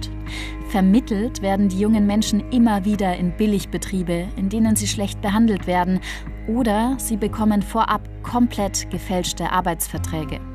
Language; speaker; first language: German; native; German